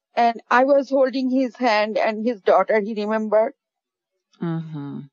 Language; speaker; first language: English; non-native, local second language; Bangla